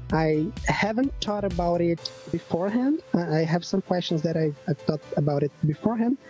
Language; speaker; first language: English; non-native, fluent; Portuguese